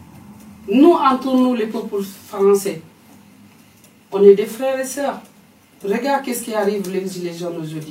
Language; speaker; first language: French; non-native, fluent; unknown